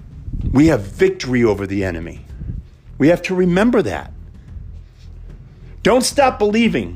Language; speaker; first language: English; native; English